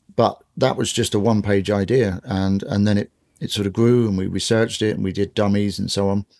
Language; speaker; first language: English; native; English